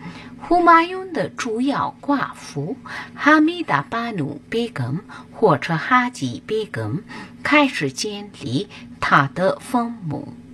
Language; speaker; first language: Chinese; non-native, learner; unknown